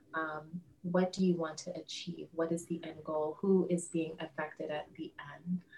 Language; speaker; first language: English; native; English